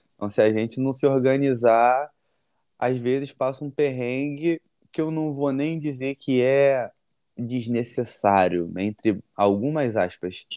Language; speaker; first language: Portuguese; native; Portuguese